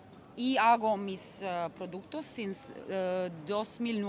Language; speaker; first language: Spanish; non-native, fluent; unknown